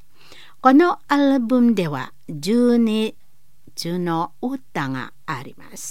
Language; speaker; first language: Japanese; non-native, learner; Indonesian